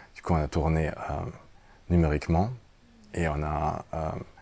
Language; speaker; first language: French; non-native, fluent; German